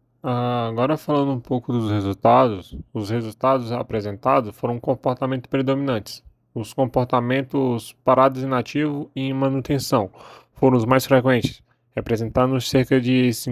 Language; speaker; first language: Portuguese; native; Portuguese